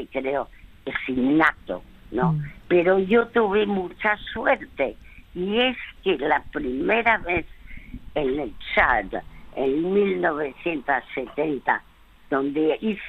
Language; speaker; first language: Spanish; early bilingual, other home language; French